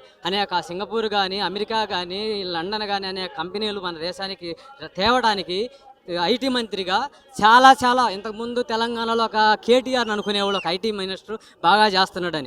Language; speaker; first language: Telugu; native; Telugu